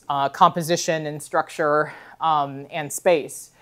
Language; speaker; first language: English; native; English